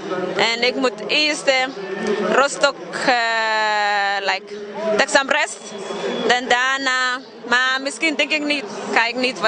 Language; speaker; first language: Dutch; non-native, learner; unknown